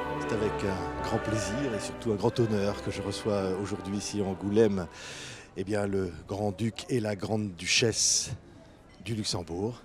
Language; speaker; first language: French; native; French